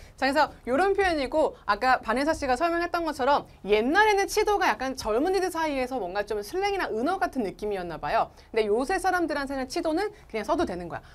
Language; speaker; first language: Korean; native; Korean